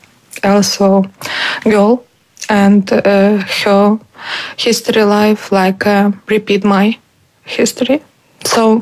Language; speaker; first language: English; non-native, learner; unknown